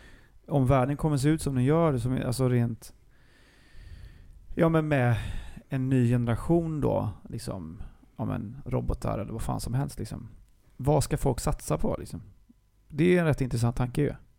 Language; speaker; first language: Swedish; native; Swedish